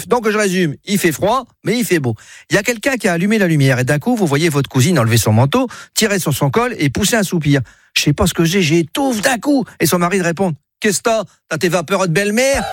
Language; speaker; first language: French; native; French